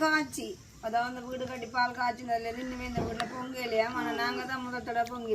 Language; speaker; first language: Tamil; native; Tamil